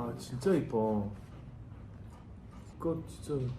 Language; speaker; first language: Korean; non-native, fluent; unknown